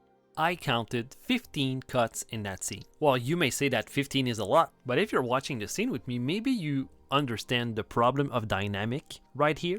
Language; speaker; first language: English; non-native, fluent; French